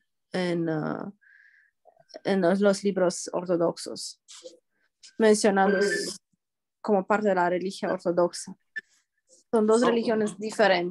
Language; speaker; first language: Spanish; non-native, learner; Romanian